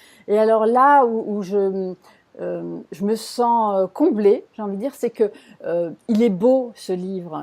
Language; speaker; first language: French; native; French